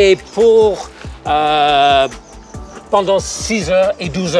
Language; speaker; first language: French; non-native, fluent; English